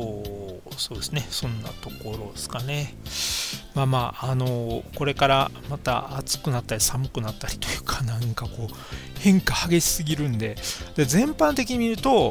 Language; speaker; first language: Japanese; native; Japanese